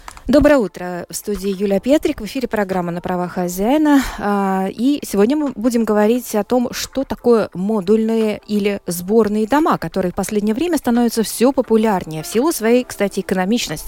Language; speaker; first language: Russian; native; Russian